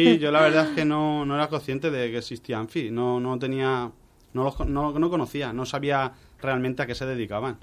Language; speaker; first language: Spanish; native; Spanish